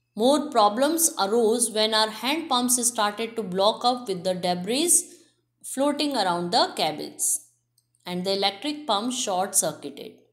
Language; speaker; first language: English; non-native, local second language; Hindi